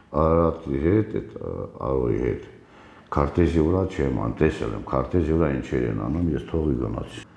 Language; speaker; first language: Armenian; native; Armenian